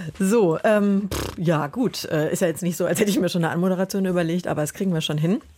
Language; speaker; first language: German; native; German